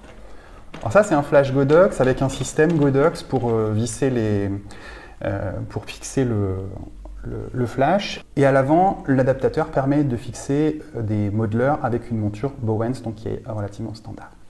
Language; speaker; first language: French; native; French